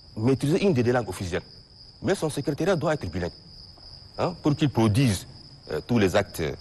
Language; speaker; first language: French; non-native, local second language; Arabic